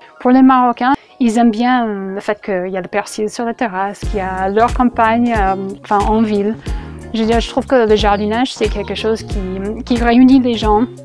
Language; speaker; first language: French; non-native, fluent; English